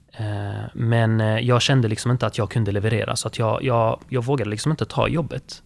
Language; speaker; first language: Swedish; early bilingual, other home language; Arabic